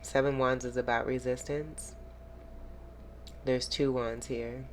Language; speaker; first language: English; native; English